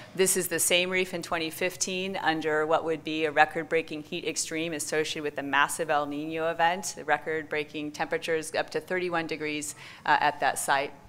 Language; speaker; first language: English; native; English